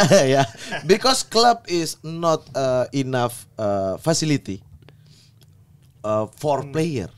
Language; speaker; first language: English; non-native, learner; Indonesian